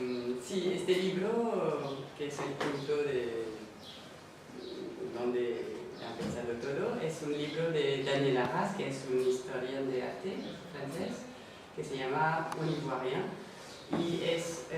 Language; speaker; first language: Spanish; non-native, fluent; French